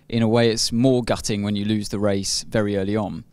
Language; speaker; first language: English; native; English